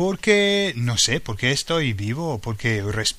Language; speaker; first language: Spanish; non-native, fluent; English